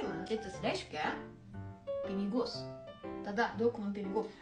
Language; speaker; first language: Lithuanian; non-native, learner; Japanese